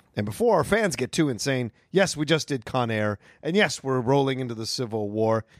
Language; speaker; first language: English; native; English